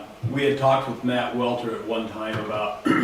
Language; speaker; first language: English; native; English